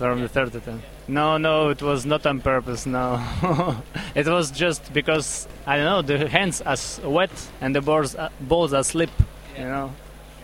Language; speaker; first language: English; non-native, learner; Russian